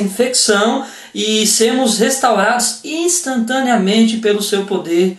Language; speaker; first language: Portuguese; native; Portuguese